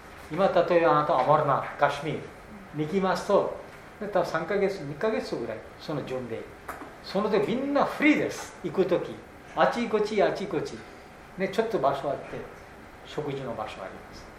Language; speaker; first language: Japanese; non-native, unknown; Bangla